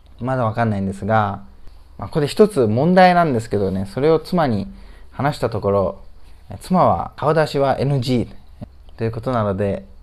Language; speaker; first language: Japanese; native; Japanese